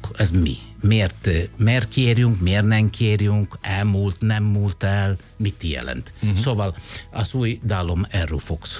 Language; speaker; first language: Hungarian; non-native, fluent; Italian